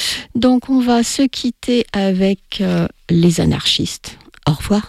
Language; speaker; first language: French; native; French